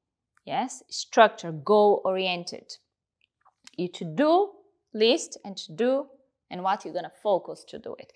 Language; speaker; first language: English; non-native, fluent; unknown